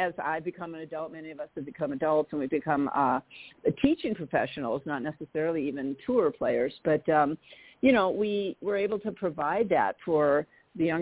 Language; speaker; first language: English; native; English